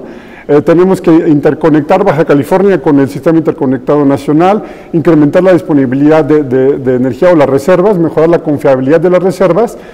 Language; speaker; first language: Spanish; native; Spanish